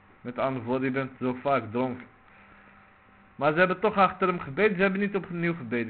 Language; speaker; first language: Dutch; non-native, local second language; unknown